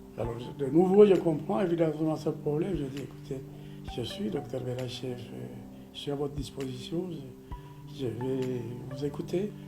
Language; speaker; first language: French; non-native, fluent; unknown